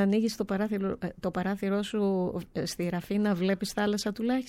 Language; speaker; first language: Greek; native; Greek